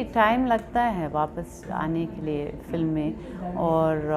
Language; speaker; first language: Hindi; non-native, local second language; French